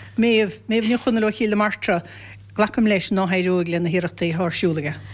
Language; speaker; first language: Irish; native; Irish